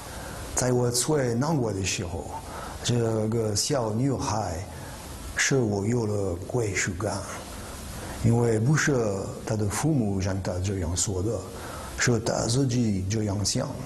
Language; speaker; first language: Chinese; non-native, fluent; French